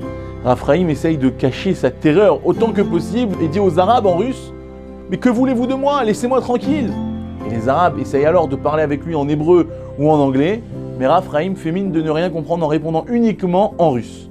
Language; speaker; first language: French; native; French